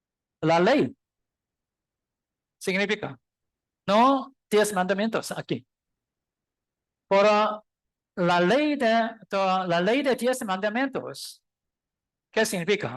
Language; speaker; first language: Spanish; non-native, learner; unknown